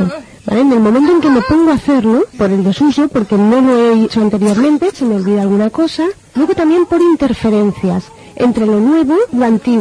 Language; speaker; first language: Spanish; native; Spanish